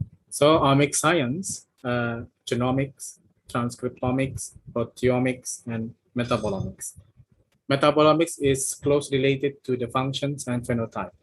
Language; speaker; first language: English; non-native, fluent; Indonesian